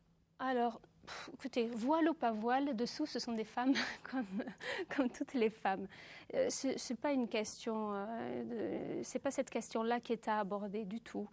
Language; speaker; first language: French; native; French